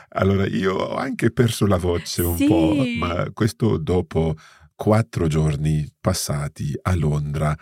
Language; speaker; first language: Italian; non-native, fluent; English